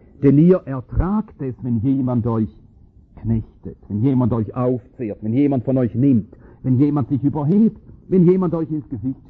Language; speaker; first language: German; native; German